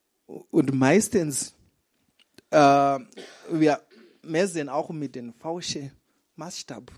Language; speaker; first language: German; non-native, fluent; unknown